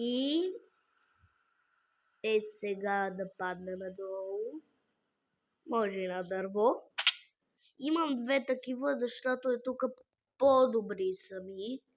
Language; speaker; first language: Bulgarian; native; Bulgarian